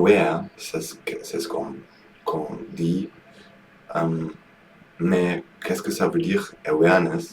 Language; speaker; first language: French; non-native, learner; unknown